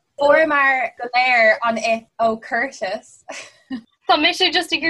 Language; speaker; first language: Irish; non-native, local second language; English